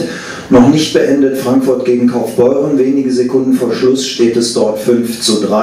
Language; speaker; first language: German; native; German